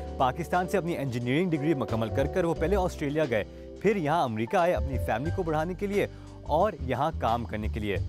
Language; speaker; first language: Urdu; native; Urdu